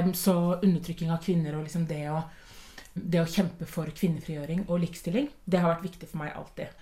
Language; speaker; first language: Norwegian; native; Norwegian